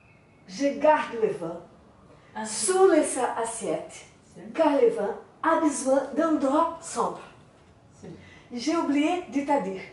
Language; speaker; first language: French; non-native, learner; Portuguese